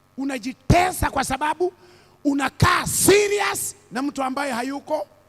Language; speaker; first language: Swahili; native; Swahili